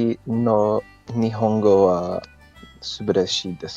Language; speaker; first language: Japanese; non-native, learner; English